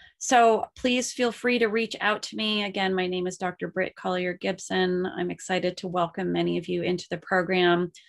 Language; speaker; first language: English; native; English